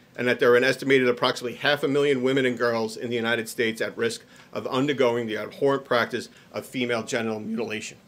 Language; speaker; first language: English; native; English